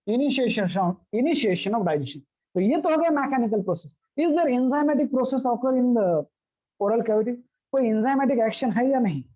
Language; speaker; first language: Hindi; non-native, local second language; Marathi